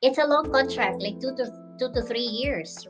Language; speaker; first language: English; non-native, local second language; Filipino